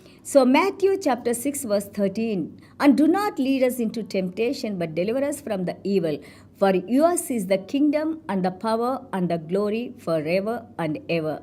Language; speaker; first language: English; non-native, local second language; Telugu